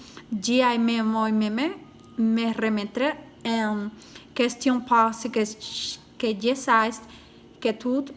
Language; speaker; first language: French; non-native, learner; Spanish